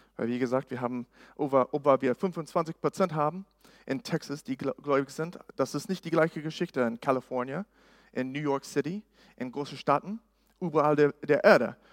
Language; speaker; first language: German; non-native, fluent; English